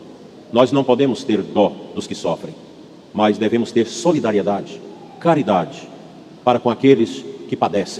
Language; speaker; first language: Portuguese; native; Portuguese